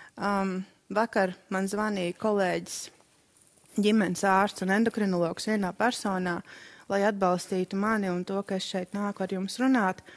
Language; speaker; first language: Latvian; native; Latvian